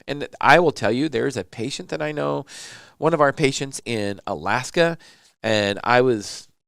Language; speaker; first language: English; native; English